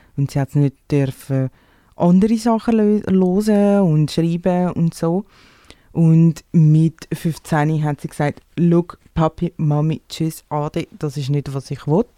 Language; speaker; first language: German; non-native, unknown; Portuguese